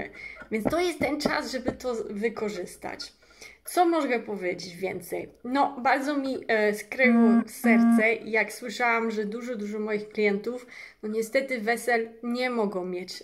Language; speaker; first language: Polish; early bilingual, heritage; English